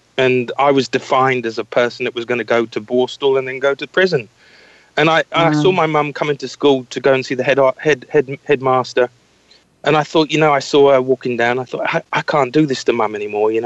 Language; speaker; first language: English; native; English